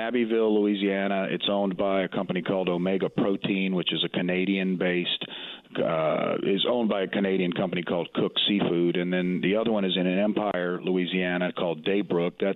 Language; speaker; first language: English; native; English